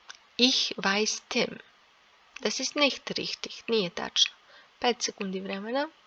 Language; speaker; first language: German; non-native, fluent; Serbian